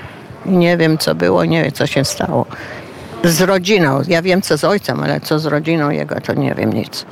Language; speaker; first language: Polish; early bilingual, heritage; Polish